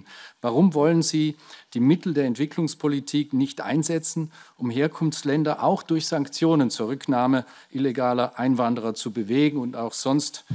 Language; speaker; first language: German; native; German